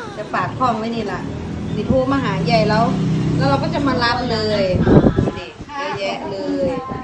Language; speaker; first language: Thai; native; Thai